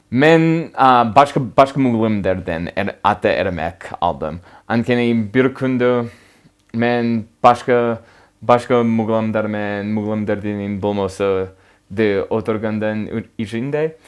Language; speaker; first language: Kyrgyz; non-native, learner; English